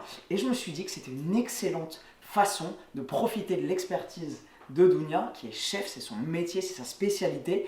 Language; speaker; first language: French; native; French